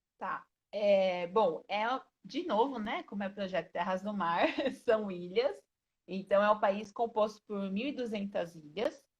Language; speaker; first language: Portuguese; native; Portuguese